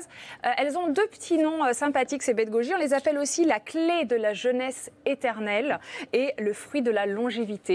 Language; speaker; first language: French; native; French